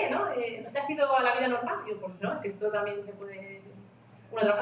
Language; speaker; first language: Spanish; native; Spanish